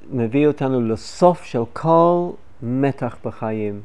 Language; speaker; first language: Hebrew; non-native, fluent; English